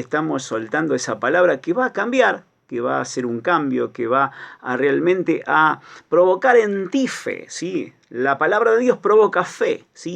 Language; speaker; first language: Spanish; native; Spanish